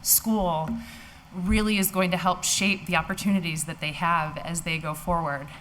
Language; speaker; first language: English; native; English